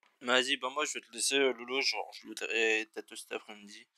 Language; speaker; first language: French; native; French